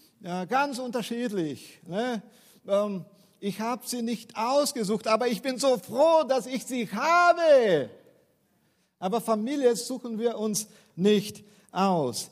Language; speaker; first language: German; non-native, fluent; Portuguese